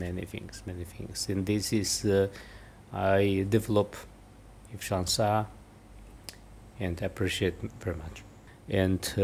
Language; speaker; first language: English; non-native, learner; German